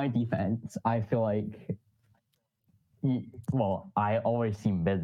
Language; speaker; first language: English; non-native, local second language; Cantonese